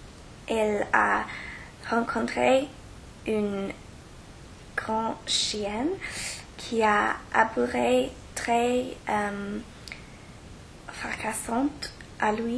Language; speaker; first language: French; non-native, learner; English